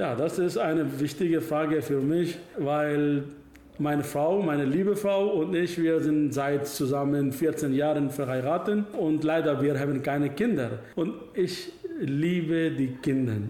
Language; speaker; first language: German; non-native, learner; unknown